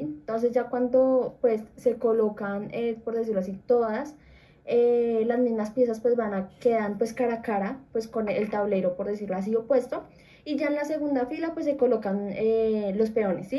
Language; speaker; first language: Spanish; native; Spanish